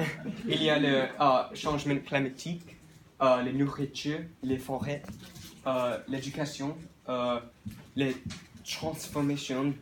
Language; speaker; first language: French; non-native, learner; English